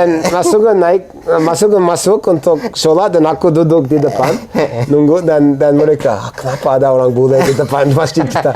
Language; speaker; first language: Indonesian; non-native, fluent; English